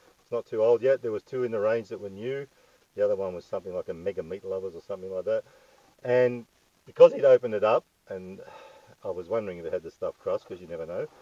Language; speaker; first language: English; native; English